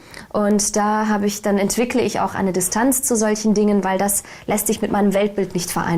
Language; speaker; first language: German; early bilingual, other home language; Turkish